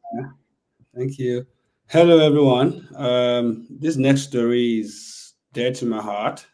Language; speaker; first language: English; non-native, local second language; Yoruba